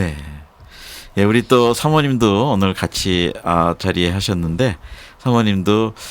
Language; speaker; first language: Korean; native; Korean